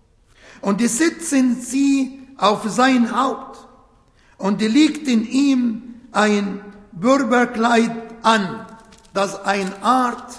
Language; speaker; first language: German; non-native, fluent; Arabic